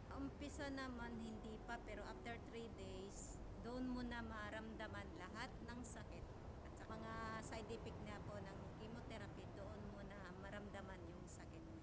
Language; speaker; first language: Filipino; non-native, local second language; Cebuano